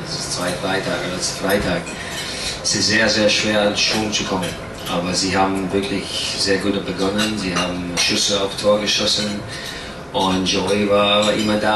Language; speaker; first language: German; non-native, learner; English